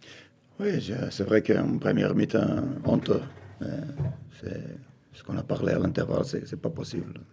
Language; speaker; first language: French; non-native, fluent; Portuguese